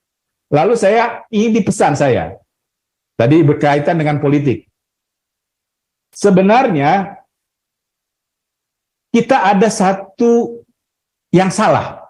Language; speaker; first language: Indonesian; native; Indonesian